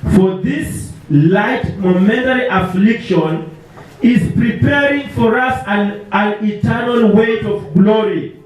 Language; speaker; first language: English; non-native, local second language; Swahili